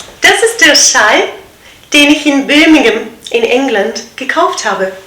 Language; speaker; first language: German; non-native, fluent; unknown